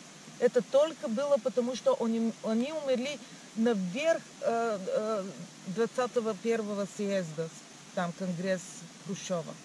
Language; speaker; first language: Russian; non-native, learner; Bulgarian